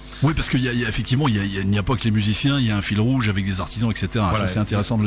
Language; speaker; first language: French; native; French